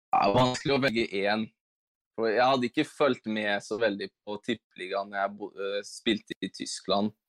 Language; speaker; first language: Norwegian; native; Norwegian